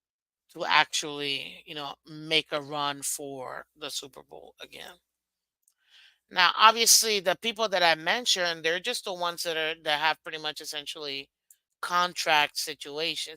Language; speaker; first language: English; native; English